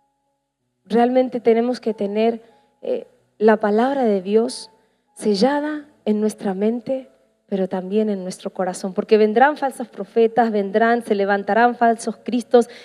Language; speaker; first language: Spanish; native; Spanish